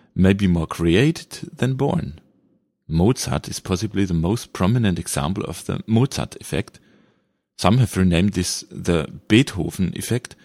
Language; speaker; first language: English; non-native, fluent; German